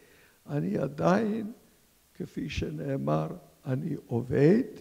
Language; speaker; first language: Hebrew; non-native, fluent; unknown